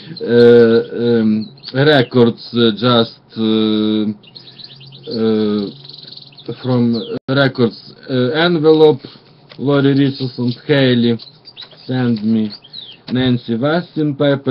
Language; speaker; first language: English; non-native, learner; Russian